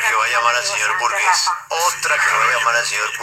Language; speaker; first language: Spanish; native; Spanish